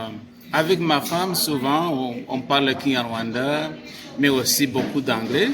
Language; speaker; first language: French; non-native, local second language; Kinyarwanda